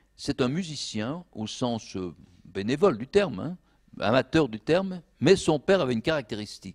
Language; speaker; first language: French; native; French